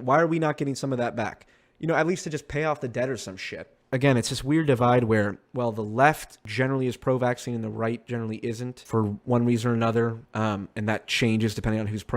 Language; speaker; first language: English; native; English